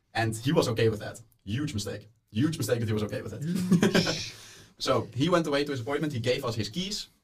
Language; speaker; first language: English; non-native, fluent; Dutch